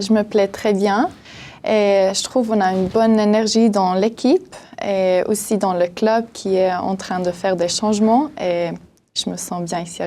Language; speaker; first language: French; non-native, local second language; German